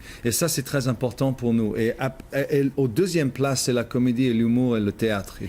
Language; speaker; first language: French; non-native, fluent; English